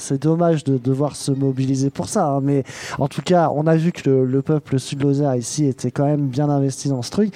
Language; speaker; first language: French; native; French